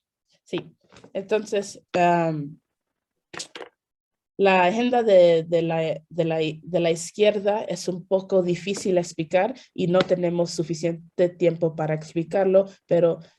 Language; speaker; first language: Spanish; early bilingual, heritage; Spanish